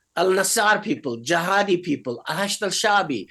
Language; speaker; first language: English; non-native, fluent; Persian